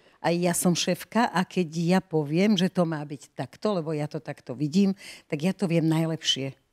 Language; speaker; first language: Slovak; native; Slovak